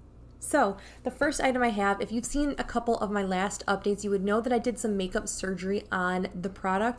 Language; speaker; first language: English; native; English